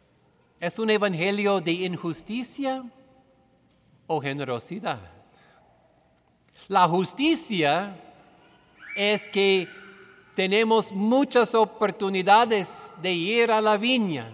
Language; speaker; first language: Spanish; non-native, fluent; English